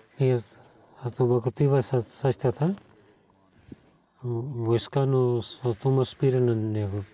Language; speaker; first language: Bulgarian; non-native, learner; Urdu